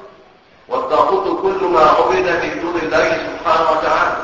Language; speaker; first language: Arabic; native; Arabic